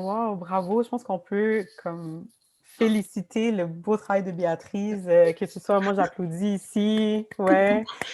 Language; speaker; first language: French; native; French